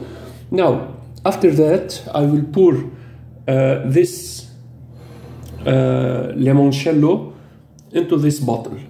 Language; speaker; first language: English; non-native, fluent; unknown